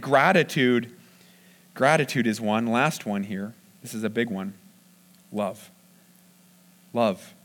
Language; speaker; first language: English; native; English